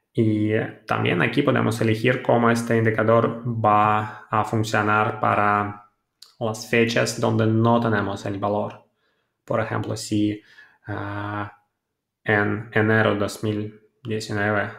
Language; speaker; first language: Spanish; non-native, fluent; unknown